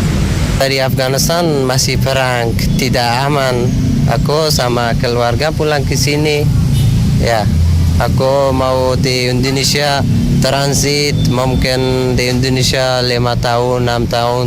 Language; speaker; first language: Indonesian; non-native, learner; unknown